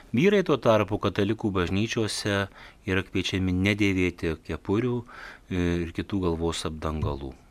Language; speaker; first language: Lithuanian; native; Lithuanian